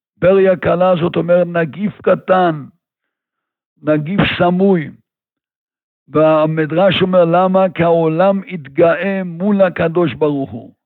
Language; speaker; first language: Hebrew; native; Hebrew